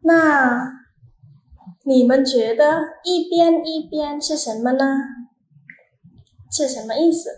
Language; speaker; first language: Chinese; non-native, fluent; Indonesian